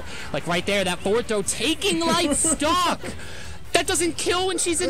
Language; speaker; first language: English; native; English